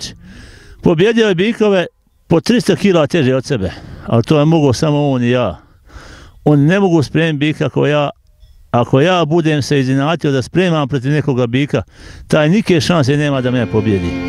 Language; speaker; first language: Serbian; native; Serbian